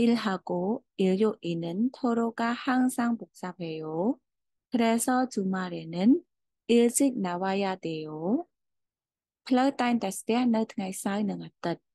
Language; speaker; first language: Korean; non-native, fluent; Khmer